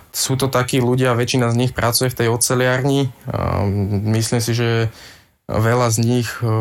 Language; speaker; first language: Slovak; native; Slovak